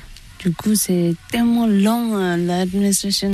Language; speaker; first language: French; non-native, learner; Tibetan